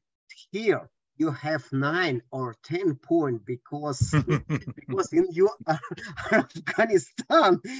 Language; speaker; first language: English; non-native, learner; Russian